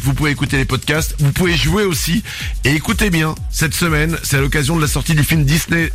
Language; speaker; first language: French; native; French